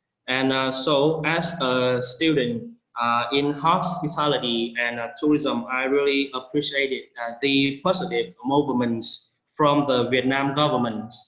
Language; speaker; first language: English; non-native, fluent; Vietnamese